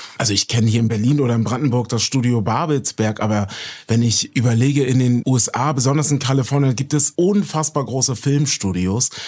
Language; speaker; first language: German; native; German